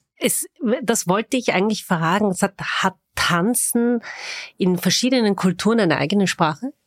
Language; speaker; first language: German; native; German